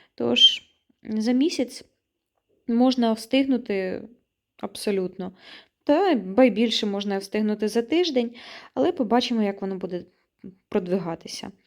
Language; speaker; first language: Ukrainian; native; Ukrainian